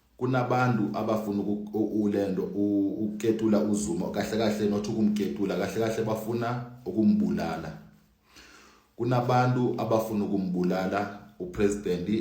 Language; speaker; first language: Zulu; non-native, local second language; Xhosa